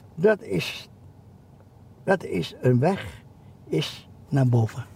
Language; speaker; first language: Dutch; non-native, learner; Indonesian